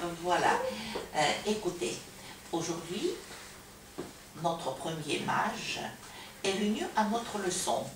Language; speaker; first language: French; non-native, fluent; Russian